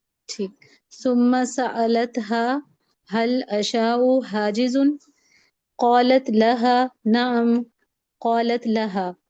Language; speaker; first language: Arabic; non-native, learner; Urdu